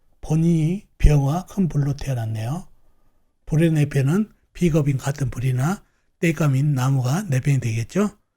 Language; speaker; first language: Korean; native; Korean